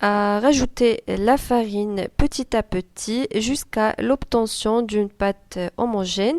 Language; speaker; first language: French; non-native, local second language; Arabic